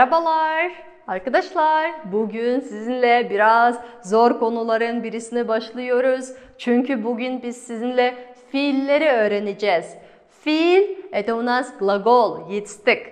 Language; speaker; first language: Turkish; non-native, fluent; Kazakh